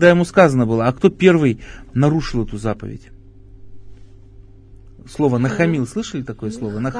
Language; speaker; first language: Russian; native; Russian